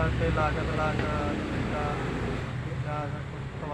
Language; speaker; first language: Filipino; non-native, learner; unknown